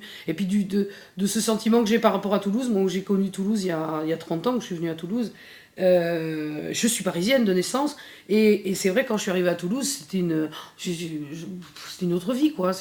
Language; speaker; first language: French; native; French